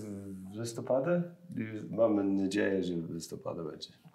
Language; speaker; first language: Polish; non-native, learner; English